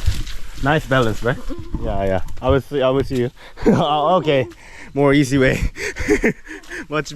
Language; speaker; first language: English; non-native, learner; Korean